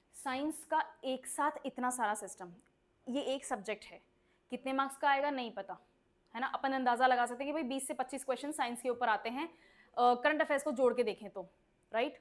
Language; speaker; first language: Hindi; native; Hindi